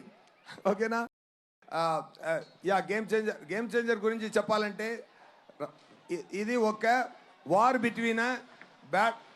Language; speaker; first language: Telugu; non-native, local second language; Tamil